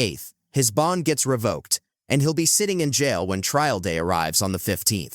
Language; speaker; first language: English; native; English